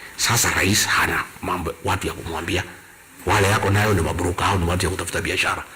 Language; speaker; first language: Swahili; non-native, local second language; Kikuyu